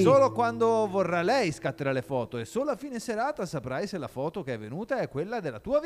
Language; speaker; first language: Italian; native; Italian